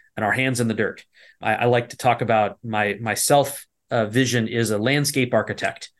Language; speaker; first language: English; native; English